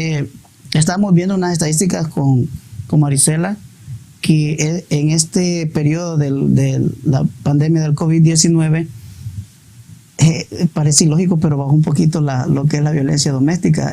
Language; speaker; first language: Spanish; native; Spanish